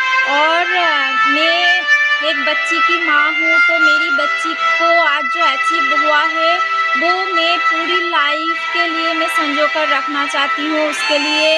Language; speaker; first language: Hindi; non-native, local second language; Bangla